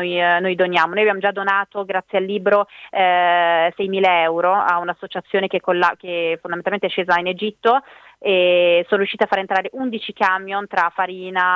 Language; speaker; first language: Italian; native; Italian